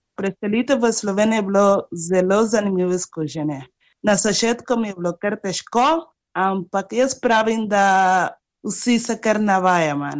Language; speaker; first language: Slovenian; non-native, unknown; Spanish